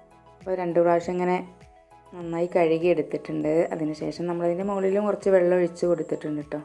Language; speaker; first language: Malayalam; native; Malayalam